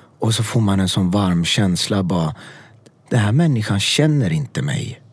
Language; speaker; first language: Swedish; early bilingual, other home language; Persian